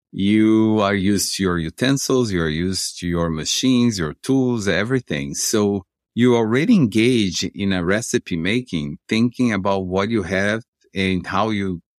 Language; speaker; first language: English; non-native, fluent; Portuguese